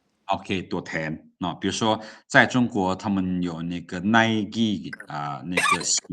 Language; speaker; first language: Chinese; non-native, fluent; Lao